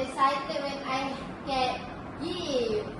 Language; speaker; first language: English; non-native, learner; Malay